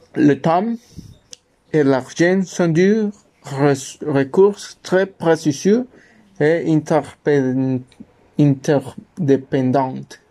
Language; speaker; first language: French; non-native, learner; Spanish